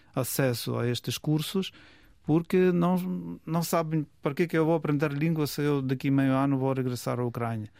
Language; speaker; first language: Portuguese; non-native, fluent; Ukrainian